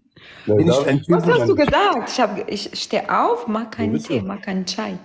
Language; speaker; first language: German; non-native, learner; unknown